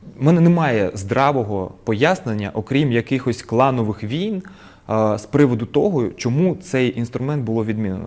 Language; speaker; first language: Ukrainian; non-native, local second language; Russian